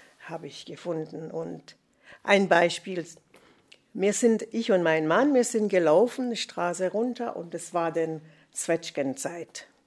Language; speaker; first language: German; non-native, fluent; English